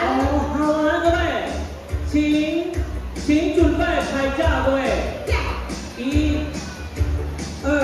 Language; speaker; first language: Chinese; non-native, fluent; Thai